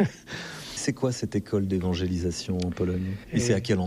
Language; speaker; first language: French; native; French